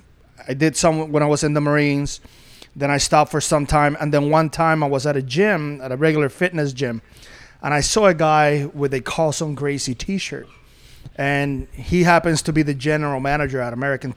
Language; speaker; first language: English; non-native, fluent; Spanish